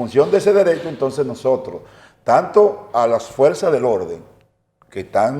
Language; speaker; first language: Spanish; native; Spanish